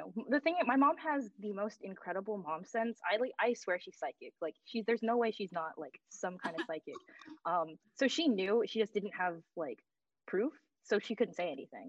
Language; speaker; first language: English; native; English